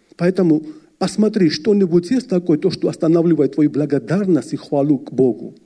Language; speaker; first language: Russian; non-native, fluent; Georgian